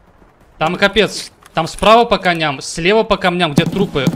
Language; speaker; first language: Russian; native; Russian